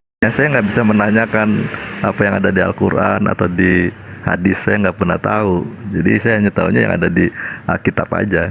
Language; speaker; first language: Indonesian; native; Indonesian